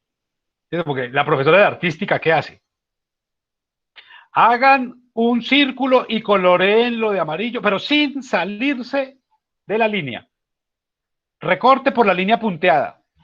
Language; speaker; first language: Spanish; native; Spanish